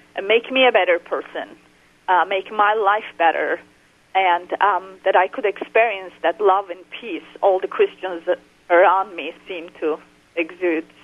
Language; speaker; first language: English; non-native, fluent; Turkish